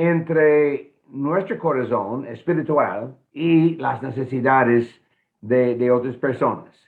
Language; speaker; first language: Spanish; non-native, fluent; English